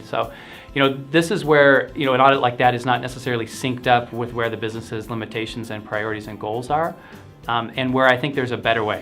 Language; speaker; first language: English; native; English